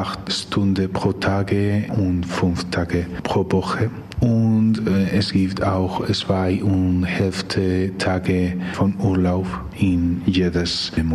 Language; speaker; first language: German; non-native, learner; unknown